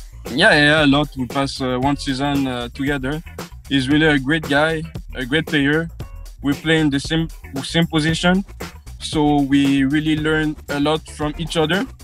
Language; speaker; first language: English; non-native, fluent; French